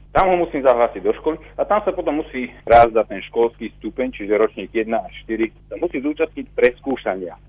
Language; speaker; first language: Slovak; native; Slovak